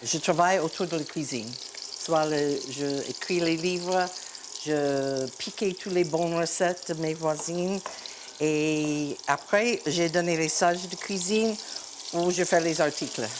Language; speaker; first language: French; non-native, fluent; English